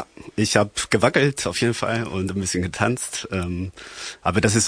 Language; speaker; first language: German; non-native, fluent; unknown